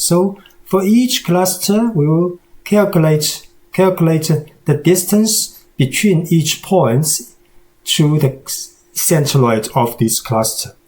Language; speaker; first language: English; non-native, fluent; Chinese